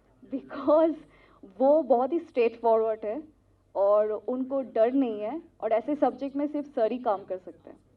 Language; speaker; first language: Hindi; non-native, local second language; Telugu